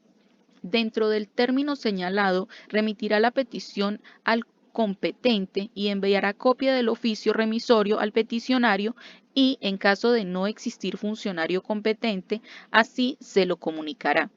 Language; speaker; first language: Spanish; native; Spanish